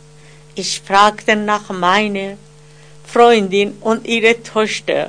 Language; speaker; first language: German; non-native, fluent; Persian